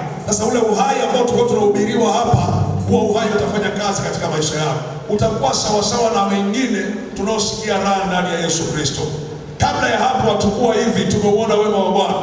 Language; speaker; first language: Swahili; native; Swahili